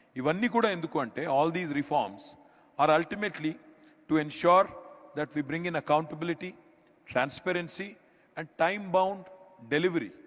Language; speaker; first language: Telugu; native; Telugu